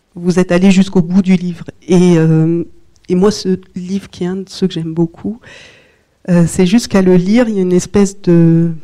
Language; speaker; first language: French; native; French